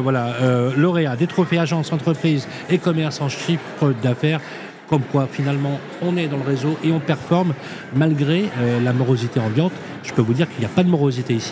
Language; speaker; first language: French; native; French